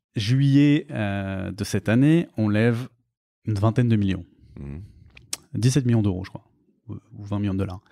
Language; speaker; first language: French; native; French